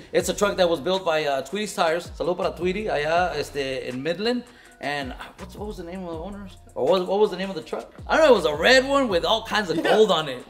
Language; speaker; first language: English; early bilingual, other home language; Spanish